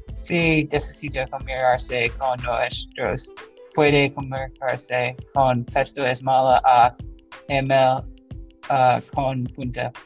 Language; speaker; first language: Spanish; non-native, learner; English